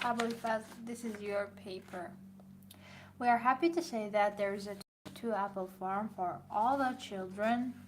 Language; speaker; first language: English; non-native, fluent; Persian